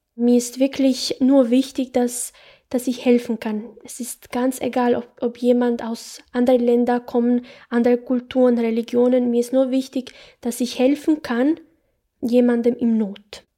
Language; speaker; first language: German; non-native, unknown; Bosnian